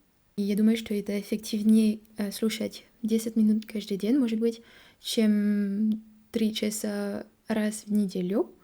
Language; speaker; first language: Russian; non-native, learner; French